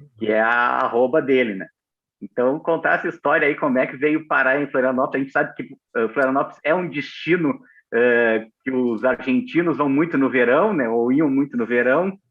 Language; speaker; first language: Portuguese; native; Portuguese